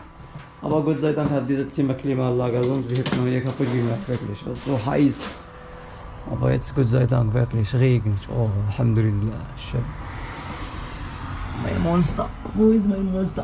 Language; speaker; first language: German; non-native, fluent; Arabic